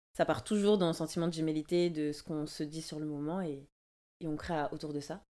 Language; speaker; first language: French; native; French